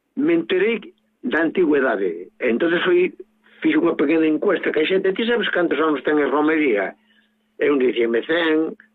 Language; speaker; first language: Galician; native; Galician